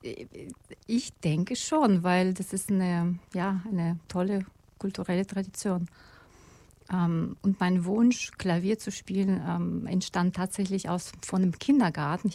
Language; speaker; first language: German; non-native, fluent; Russian